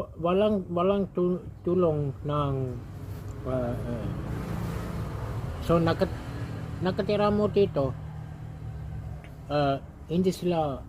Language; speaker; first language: Filipino; non-native, learner; German